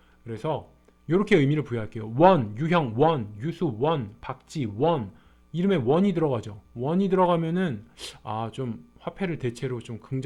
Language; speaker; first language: Korean; native; Korean